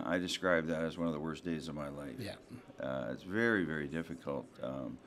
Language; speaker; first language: English; native; English